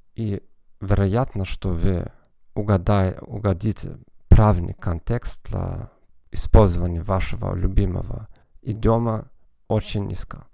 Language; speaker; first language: Russian; non-native, fluent; German